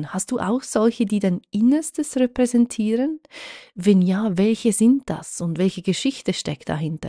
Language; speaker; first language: German; native; German